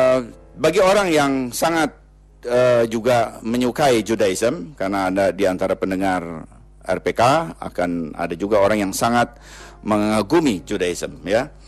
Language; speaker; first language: Indonesian; native; Indonesian